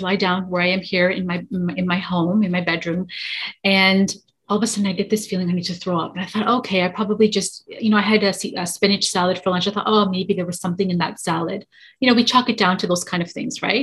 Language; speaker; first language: English; native; English